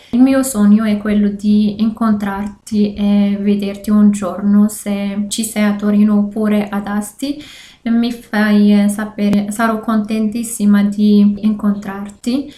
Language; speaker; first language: Italian; non-native, learner; Arabic